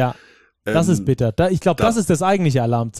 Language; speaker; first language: German; native; German